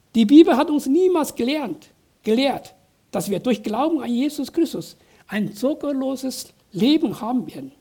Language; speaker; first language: German; non-native, fluent; Chinese